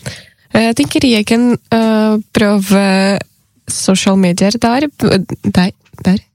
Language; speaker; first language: Norwegian; non-native, learner; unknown